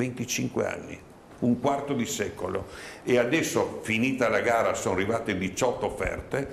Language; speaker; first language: Italian; native; Italian